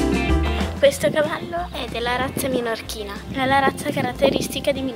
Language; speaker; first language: Italian; native; Italian